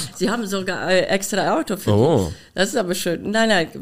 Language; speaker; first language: German; non-native, fluent; Polish